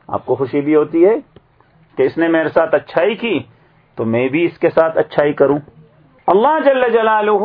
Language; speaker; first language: Urdu; native; Urdu